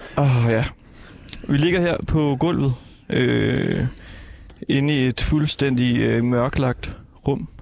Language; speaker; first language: Danish; native; Danish